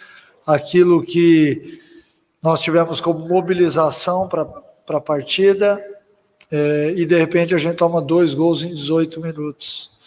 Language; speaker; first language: Portuguese; native; Portuguese